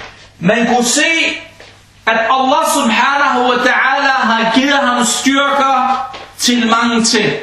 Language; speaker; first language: Danish; early bilingual, other home language; Arabic